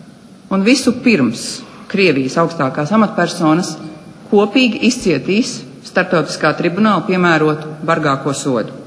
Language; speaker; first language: Latvian; native; Latvian